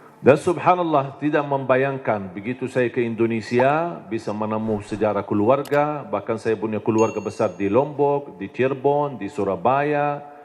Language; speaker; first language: Indonesian; non-native, fluent; Arabic